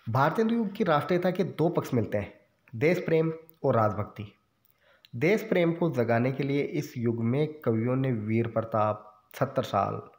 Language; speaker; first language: Hindi; native; Hindi